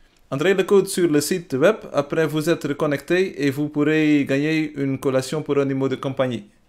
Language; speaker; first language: French; non-native, learner; Dutch